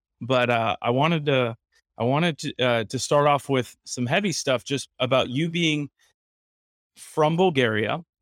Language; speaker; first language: English; native; English